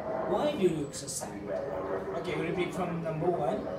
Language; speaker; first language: English; non-native, fluent; Indonesian